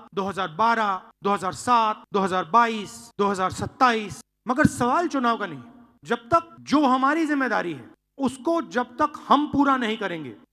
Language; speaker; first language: Hindi; native; Hindi